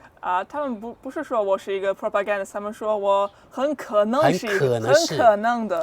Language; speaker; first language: Chinese; non-native, fluent; German